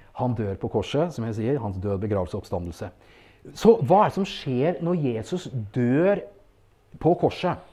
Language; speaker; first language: Norwegian; native; Norwegian